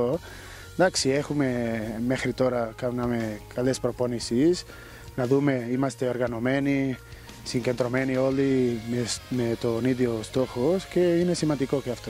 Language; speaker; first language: Greek; non-native, fluent; Portuguese